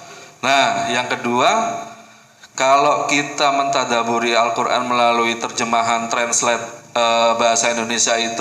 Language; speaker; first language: Indonesian; native; Indonesian